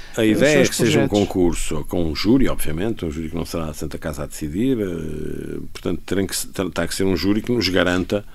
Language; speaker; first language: Portuguese; native; Portuguese